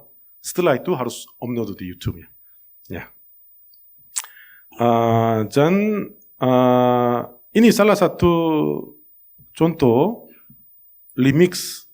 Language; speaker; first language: Indonesian; non-native, fluent; Korean